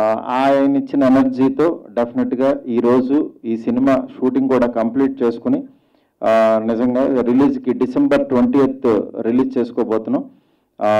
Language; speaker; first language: Telugu; native; Telugu